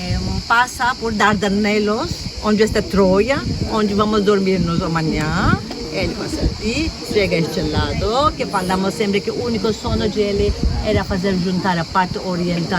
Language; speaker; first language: Portuguese; non-native, fluent; Turkish